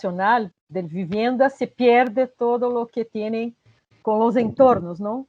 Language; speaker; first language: Spanish; non-native, fluent; Portuguese